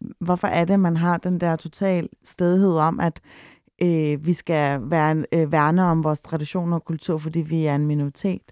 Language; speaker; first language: Danish; early bilingual, other home language; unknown